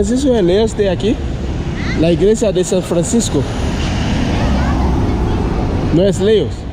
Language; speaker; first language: Spanish; non-native, learner; Haitian Creole